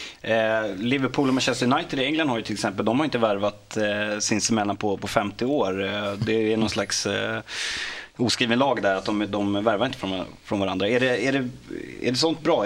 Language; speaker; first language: Swedish; native; Swedish